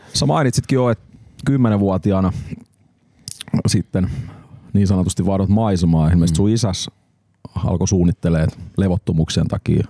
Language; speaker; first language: Finnish; native; Finnish